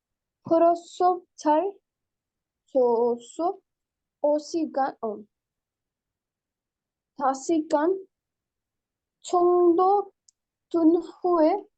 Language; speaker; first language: Korean; non-native, learner; Hindi